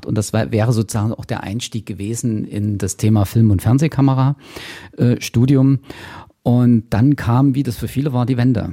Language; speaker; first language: German; native; German